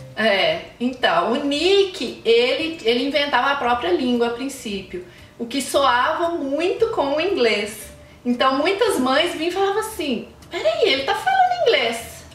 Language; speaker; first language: Portuguese; native; Portuguese